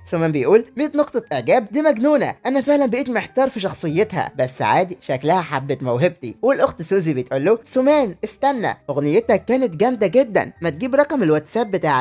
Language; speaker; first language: Arabic; native; Arabic